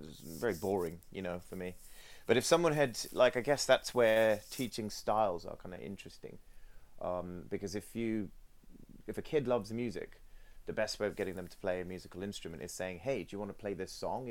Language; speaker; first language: English; non-native, local second language; Sinhala